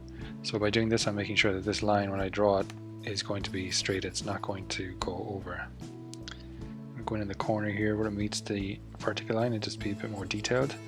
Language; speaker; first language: English; native; English